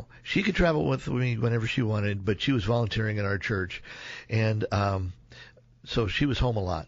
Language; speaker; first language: English; native; English